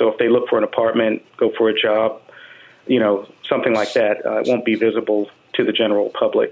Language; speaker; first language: English; native; English